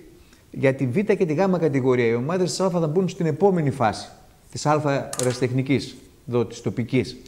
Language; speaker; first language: Greek; native; Greek